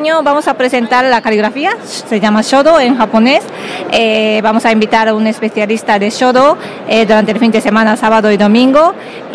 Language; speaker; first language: Spanish; non-native, fluent; Japanese